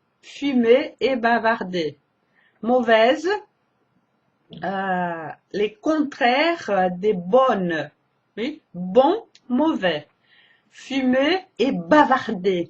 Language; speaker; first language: French; non-native, fluent; Portuguese